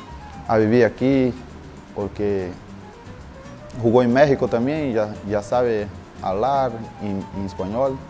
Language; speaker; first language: Spanish; non-native, learner; Portuguese